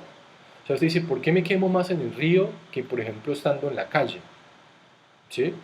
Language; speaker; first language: Spanish; native; Spanish